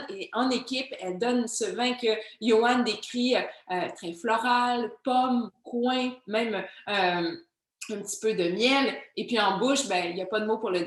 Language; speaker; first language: French; native; French